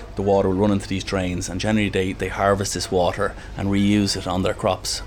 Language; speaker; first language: English; native; English